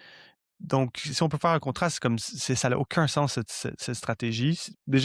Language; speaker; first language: French; native; French